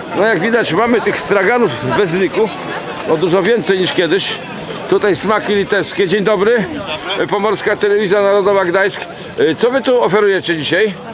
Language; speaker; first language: Polish; native; Polish